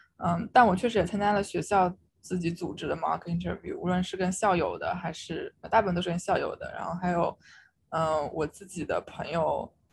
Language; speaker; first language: Chinese; native; Chinese